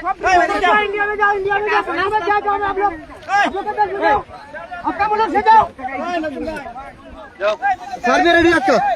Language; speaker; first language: Hindi; non-native, learner; Bangla